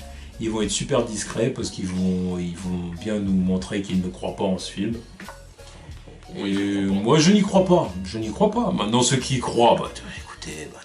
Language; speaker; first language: French; native; French